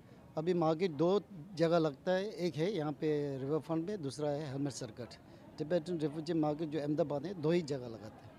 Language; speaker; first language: Hindi; non-native, local second language; Tibetan